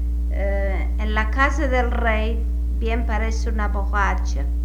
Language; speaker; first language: Spanish; native; Spanish